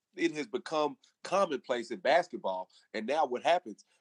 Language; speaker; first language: English; native; English